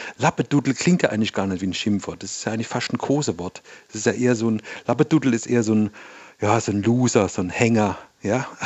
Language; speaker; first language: German; native; German